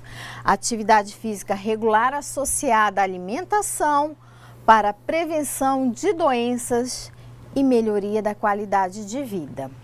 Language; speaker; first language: Portuguese; native; Portuguese